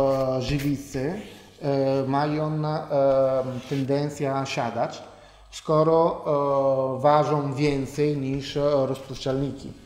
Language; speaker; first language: Polish; non-native, fluent; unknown